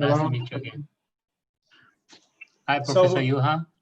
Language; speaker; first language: English; non-native, fluent; Chinese